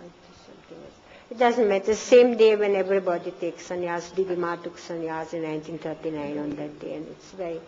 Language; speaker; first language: English; non-native, fluent; German